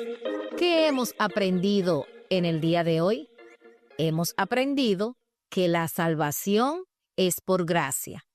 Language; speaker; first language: Spanish; native; Spanish